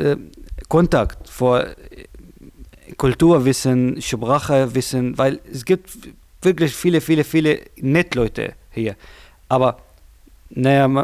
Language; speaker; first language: German; non-native, learner; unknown